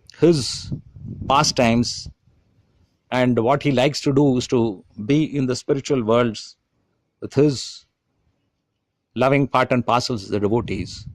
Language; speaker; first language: English; non-native, local second language; Tamil